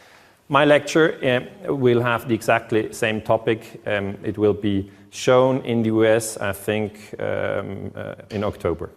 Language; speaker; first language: English; non-native, fluent; German